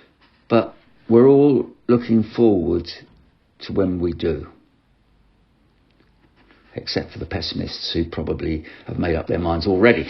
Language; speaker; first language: English; native; English